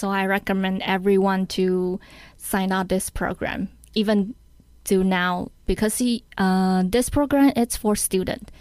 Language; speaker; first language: English; non-native, learner; Chinese